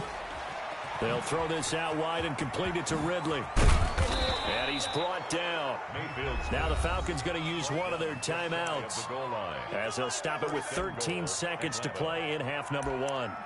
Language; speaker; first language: English; native; English